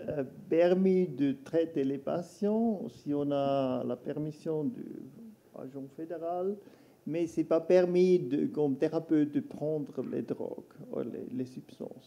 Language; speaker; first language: French; non-native, local second language; German